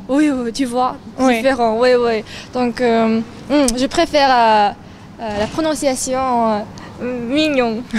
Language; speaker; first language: French; non-native, learner; Korean